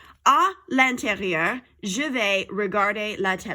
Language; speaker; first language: French; non-native, fluent; English